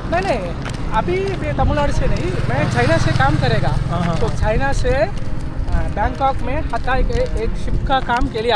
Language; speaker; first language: Hindi; non-native, local second language; Tamil